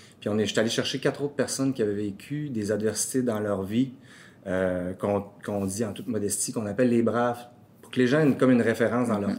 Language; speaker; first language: French; native; French